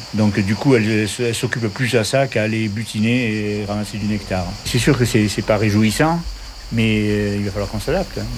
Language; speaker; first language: French; native; French